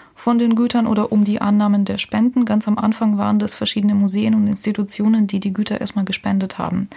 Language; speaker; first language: German; non-native, fluent; Ukrainian